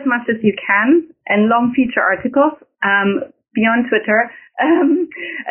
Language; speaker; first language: English; non-native, fluent; German